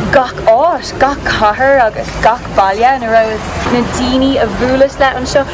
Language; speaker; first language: Irish; non-native, local second language; English